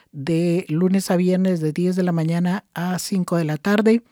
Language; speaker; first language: Spanish; native; Spanish